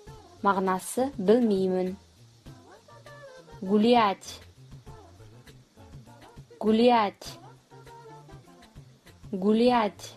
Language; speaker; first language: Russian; non-native, fluent; Kazakh